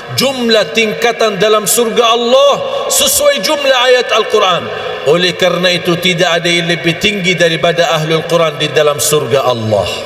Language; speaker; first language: Malay; non-native, fluent; Arabic